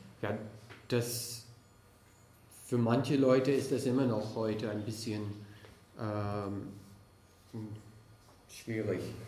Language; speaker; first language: German; non-native, fluent; English